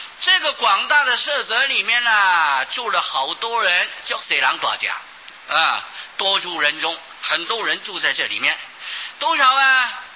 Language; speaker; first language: Chinese; non-native, local second language; Hakka Chinese